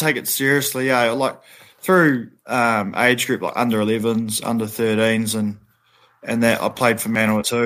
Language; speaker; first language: English; native; English